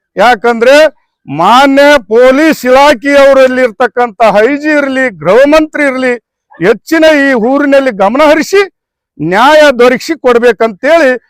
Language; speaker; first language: Kannada; native; Kannada